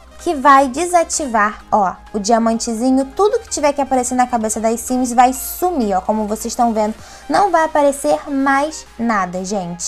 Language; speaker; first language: Portuguese; native; Portuguese